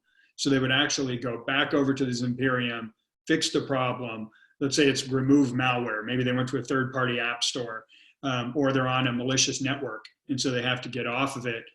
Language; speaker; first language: English; native; English